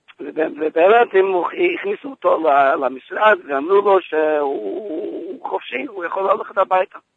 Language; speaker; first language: Hebrew; non-native, fluent; English